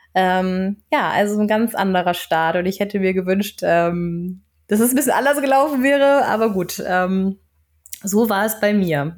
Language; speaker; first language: German; native; German